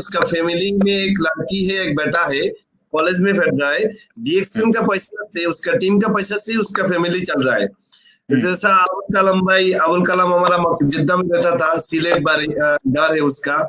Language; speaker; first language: Hindi; non-native, fluent; Bangla